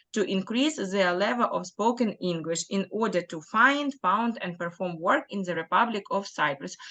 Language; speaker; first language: English; non-native, fluent; Ukrainian